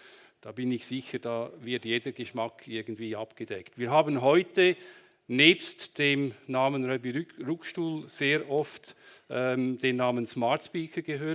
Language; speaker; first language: German; native; German